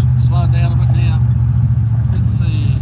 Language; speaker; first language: English; native; English